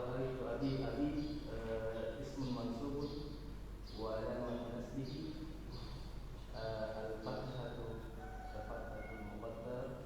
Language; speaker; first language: Arabic; non-native, learner; Indonesian